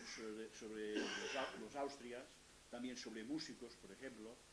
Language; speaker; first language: Spanish; non-native, local second language; Catalan